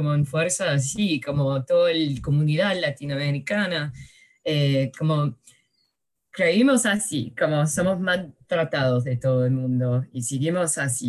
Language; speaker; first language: Spanish; early bilingual, heritage; English